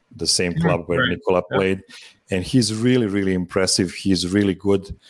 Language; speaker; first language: English; non-native, fluent; Serbian